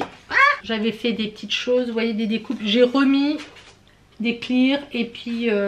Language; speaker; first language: French; native; French